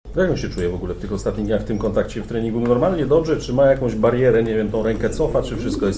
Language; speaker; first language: Polish; native; Polish